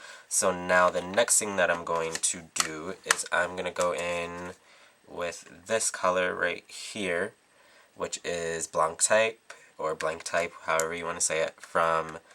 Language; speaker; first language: English; native; English